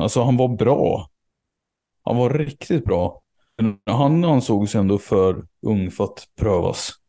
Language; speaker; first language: Swedish; native; Swedish